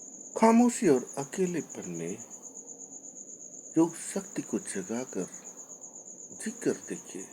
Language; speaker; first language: Hindi; native; Hindi